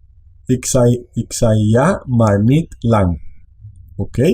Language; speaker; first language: Dutch; non-native, learner; Spanish